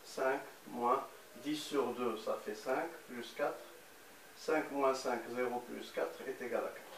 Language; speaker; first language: French; non-native, local second language; Arabic